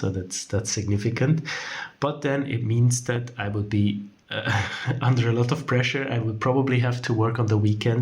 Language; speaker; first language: English; non-native, fluent; German